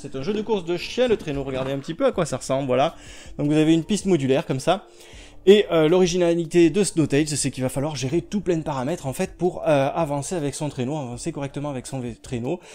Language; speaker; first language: French; native; French